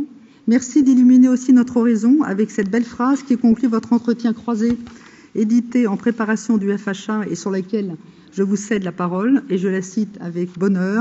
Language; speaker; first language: French; native; French